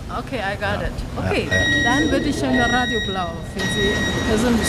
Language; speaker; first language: German; non-native, learner; Chinese